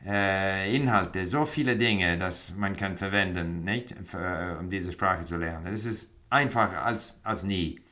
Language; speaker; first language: German; non-native, fluent; English